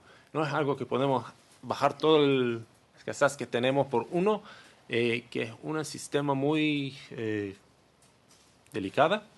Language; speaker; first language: Spanish; non-native, learner; Hebrew